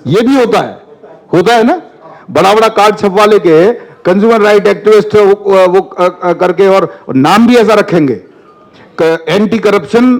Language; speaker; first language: Hindi; non-native, local second language; Telugu